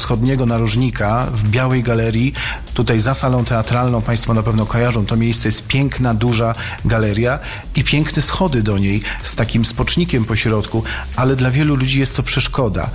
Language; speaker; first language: Polish; native; Polish